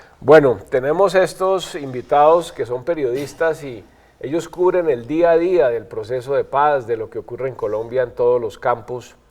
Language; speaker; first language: Spanish; native; Spanish